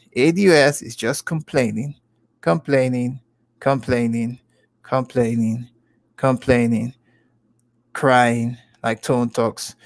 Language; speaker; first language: English; non-native, local second language; Igbo